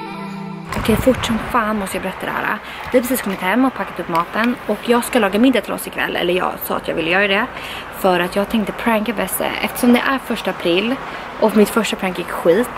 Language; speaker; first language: Swedish; native; Swedish